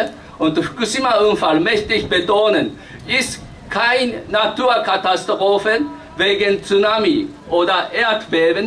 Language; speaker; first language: German; non-native, fluent; Japanese